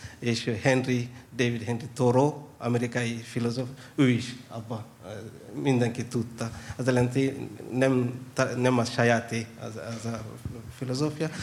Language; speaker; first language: Hungarian; non-native, fluent; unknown